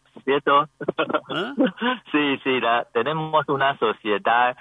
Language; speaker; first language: Spanish; non-native, learner; Chinese